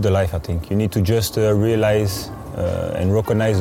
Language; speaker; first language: English; non-native, fluent; French